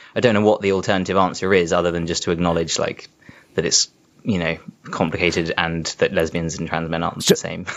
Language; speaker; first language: English; native; English